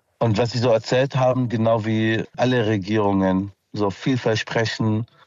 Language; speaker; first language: German; non-native, fluent; Arabic